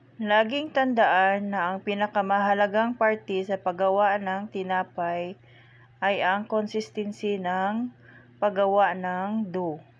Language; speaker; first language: Filipino; non-native, local second language; Cebuano